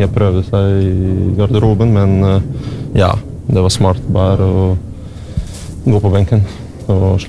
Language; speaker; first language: Norwegian; non-native, learner; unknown